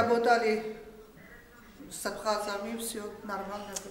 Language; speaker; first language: Russian; non-native, local second language; Georgian